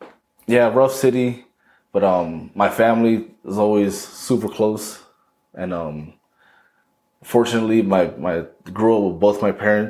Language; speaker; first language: English; native; English